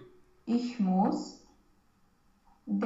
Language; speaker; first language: German; non-native, learner; Romanian